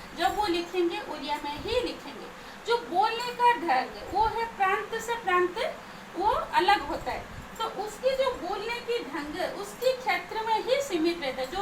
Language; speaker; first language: Hindi; non-native, local second language; Odia